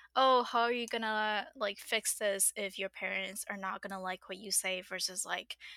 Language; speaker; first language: English; non-native, fluent; Burmese